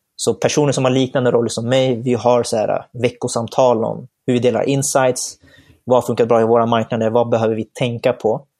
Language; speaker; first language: Swedish; early bilingual, other home language; Bangla